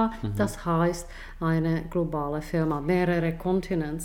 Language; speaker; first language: German; non-native, fluent; Czech